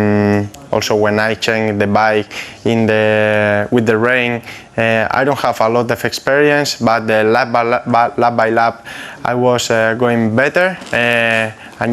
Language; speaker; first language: English; non-native, fluent; Spanish